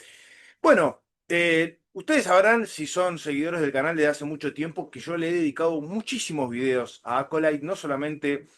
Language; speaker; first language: Spanish; native; Spanish